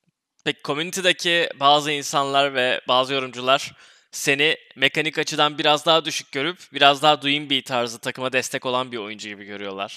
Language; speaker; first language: Turkish; native; Turkish